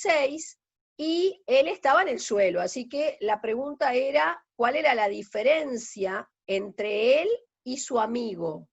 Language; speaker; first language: Spanish; native; Spanish